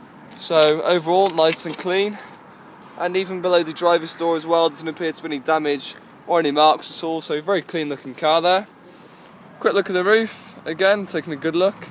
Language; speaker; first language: English; native; English